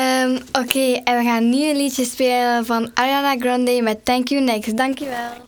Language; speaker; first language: Dutch; early bilingual, other home language; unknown